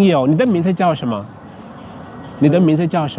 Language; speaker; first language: Chinese; non-native, fluent; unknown